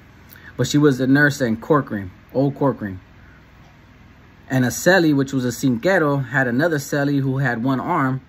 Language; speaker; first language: English; native; English